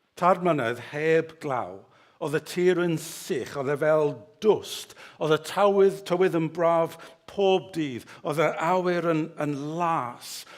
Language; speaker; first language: Welsh; native; Welsh